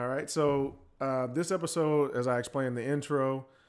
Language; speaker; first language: English; native; English